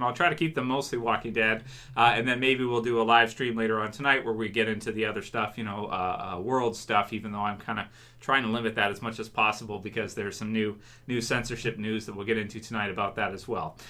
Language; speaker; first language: English; native; English